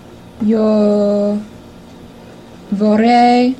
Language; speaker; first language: Italian; non-native, learner; English